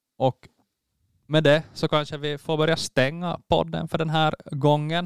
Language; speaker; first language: Swedish; native; Swedish